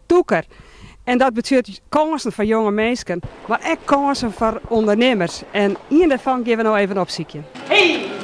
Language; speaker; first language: Dutch; non-native, local second language; Western Frisian